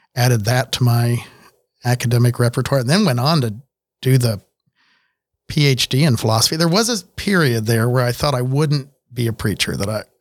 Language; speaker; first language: English; native; English